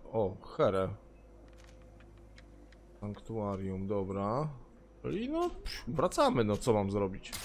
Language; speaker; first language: Polish; native; Polish